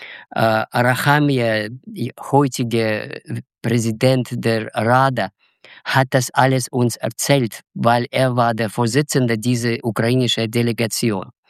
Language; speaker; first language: German; non-native, learner; Russian